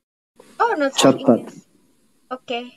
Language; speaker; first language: English; non-native, learner; Indonesian